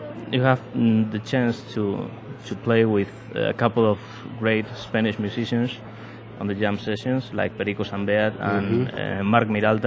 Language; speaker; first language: English; non-native, fluent; Spanish